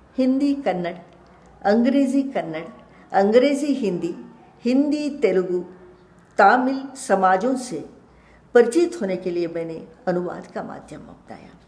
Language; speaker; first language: Hindi; non-native, local second language; Kannada